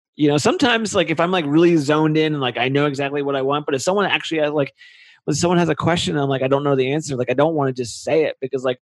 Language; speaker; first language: English; native; English